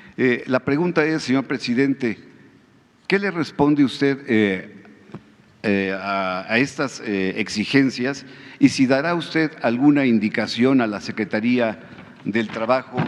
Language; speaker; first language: Spanish; native; Spanish